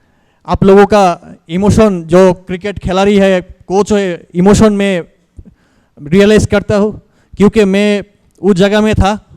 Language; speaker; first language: Hindi; non-native, learner; Bangla